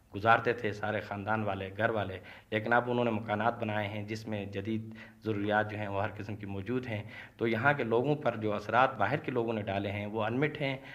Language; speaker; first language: Urdu; non-native, local second language; Shina